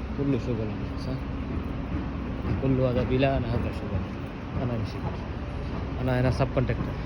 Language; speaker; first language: Arabic; non-native, learner; Bangla